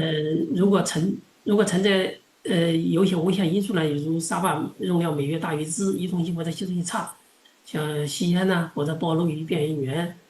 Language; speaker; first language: Chinese; non-native, local second language; Indonesian